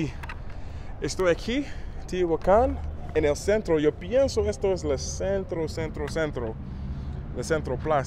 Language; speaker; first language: Spanish; non-native, learner; English